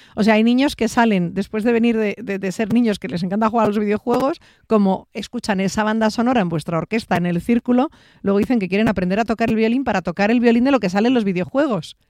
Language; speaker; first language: Spanish; native; Spanish